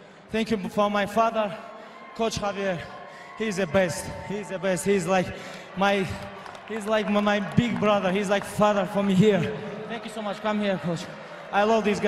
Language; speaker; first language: English; non-native, learner; Avaric